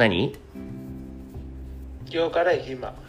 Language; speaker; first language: Japanese; non-native, learner; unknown